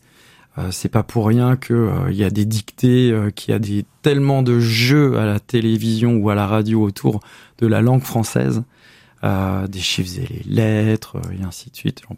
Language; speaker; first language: French; native; French